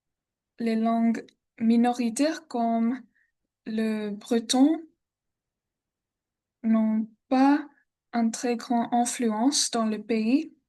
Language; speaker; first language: French; non-native, learner; English